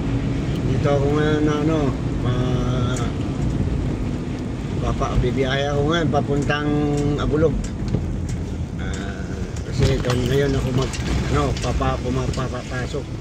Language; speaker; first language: Filipino; native; Filipino